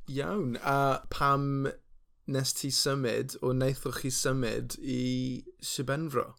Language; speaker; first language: Welsh; non-native, local second language; English